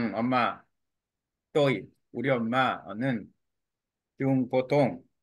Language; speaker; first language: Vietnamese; non-native, learner; Korean